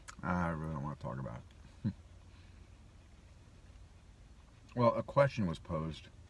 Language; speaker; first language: English; native; English